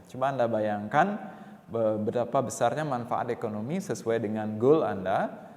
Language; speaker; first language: Indonesian; non-native, local second language; Balinese